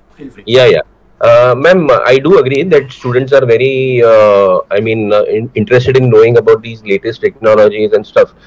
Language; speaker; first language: English; non-native, local second language; Marathi